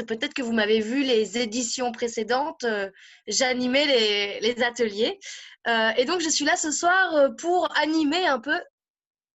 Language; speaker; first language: French; native; French